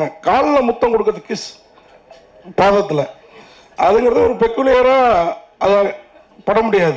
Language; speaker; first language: Tamil; native; Tamil